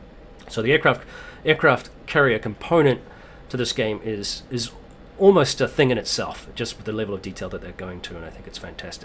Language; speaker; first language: English; native; English